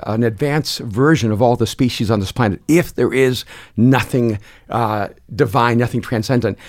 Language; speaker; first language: English; early bilingual, other home language; Spanish